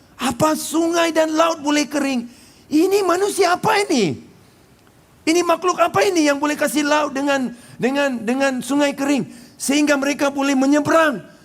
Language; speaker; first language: Malay; non-native, local second language; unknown